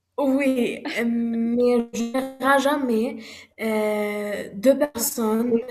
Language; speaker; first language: French; non-native, learner; Arabic